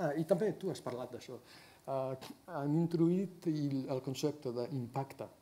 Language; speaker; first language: Catalan; non-native, fluent; English